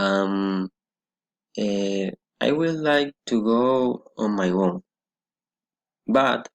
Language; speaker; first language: English; non-native, learner; Spanish